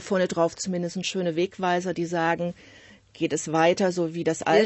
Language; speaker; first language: German; native; German